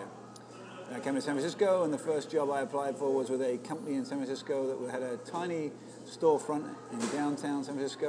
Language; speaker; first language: English; native; English